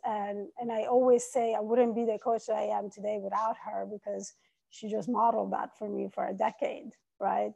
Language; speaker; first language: English; non-native, fluent; Italian